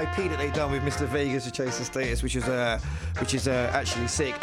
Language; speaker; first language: English; native; English